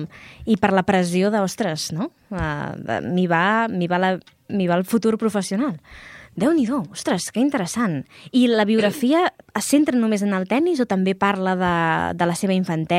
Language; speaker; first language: Catalan; native; Catalan